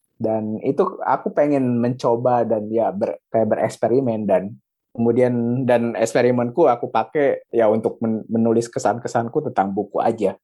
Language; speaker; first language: Indonesian; native; Indonesian